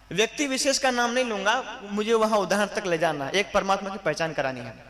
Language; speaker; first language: Hindi; non-native, local second language; Gujarati